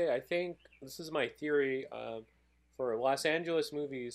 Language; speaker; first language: English; native; English